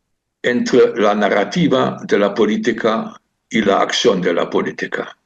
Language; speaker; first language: Spanish; non-native, fluent; German